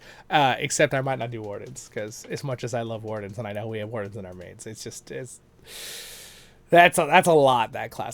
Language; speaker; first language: English; native; English